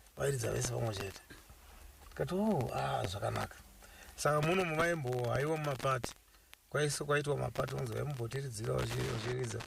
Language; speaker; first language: Shona; non-native, local second language; Nyanja